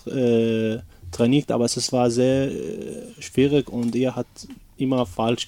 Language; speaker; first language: German; non-native, learner; Arabic